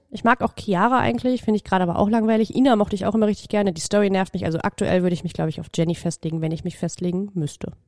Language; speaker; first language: German; native; German